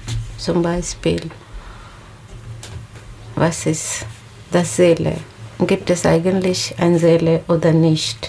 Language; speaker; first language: German; non-native, learner; Bangla